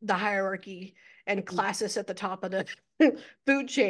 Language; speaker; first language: English; native; English